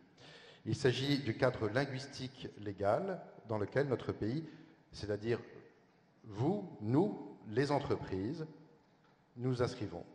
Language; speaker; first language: French; native; French